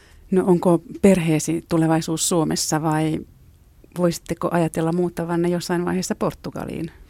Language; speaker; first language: Finnish; native; Finnish